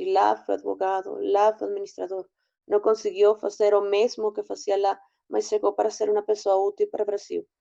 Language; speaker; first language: Portuguese; non-native, fluent; Spanish